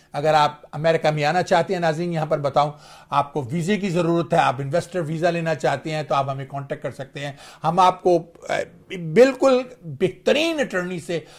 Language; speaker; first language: Urdu; native; Urdu